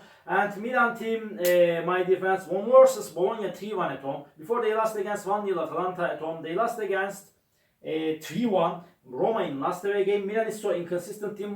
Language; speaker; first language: English; non-native, learner; Turkish